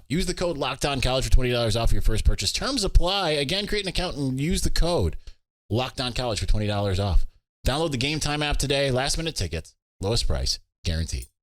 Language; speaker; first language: English; native; English